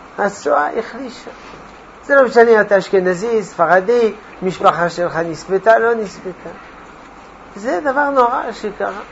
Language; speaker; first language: Hebrew; non-native, fluent; French